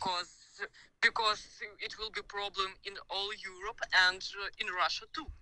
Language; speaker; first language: English; non-native, learner; Ukrainian